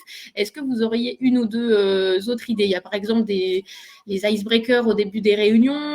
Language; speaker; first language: French; native; French